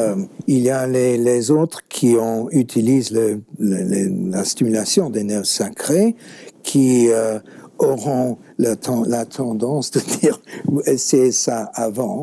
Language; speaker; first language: French; non-native, fluent; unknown